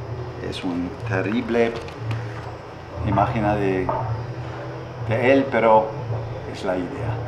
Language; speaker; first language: Spanish; non-native, learner; English